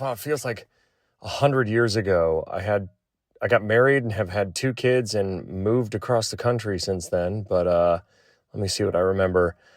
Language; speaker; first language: English; native; English